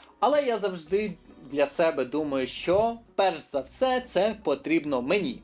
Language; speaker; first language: Ukrainian; native; Ukrainian